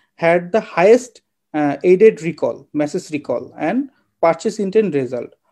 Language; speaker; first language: English; non-native, local second language; Bangla